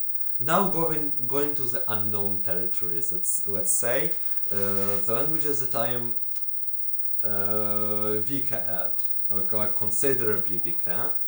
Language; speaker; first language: English; non-native, fluent; Ukrainian